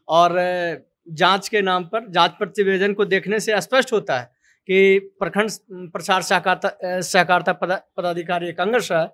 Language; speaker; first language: Hindi; native; Hindi